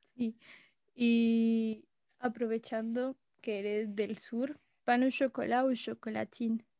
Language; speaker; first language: Spanish; native; Spanish